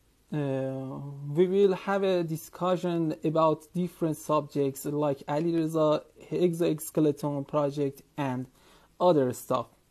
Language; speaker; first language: English; non-native, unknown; Persian